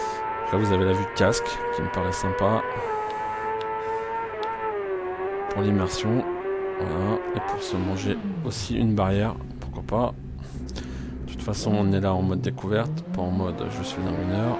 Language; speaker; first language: French; native; French